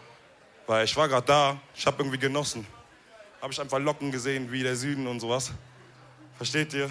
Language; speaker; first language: German; early bilingual, other home language; Wolof